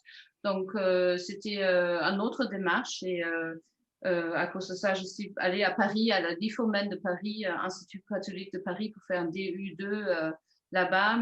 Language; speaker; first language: French; non-native, fluent; German